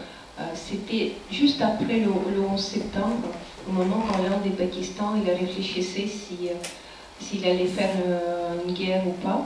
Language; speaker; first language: French; non-native, fluent; Russian